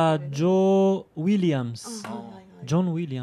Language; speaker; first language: Japanese; non-native, learner; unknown